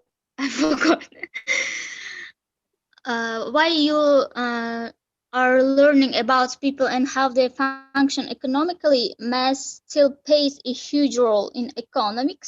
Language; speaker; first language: English; non-native, learner; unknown